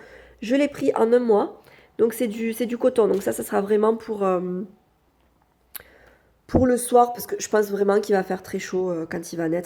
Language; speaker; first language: French; native; French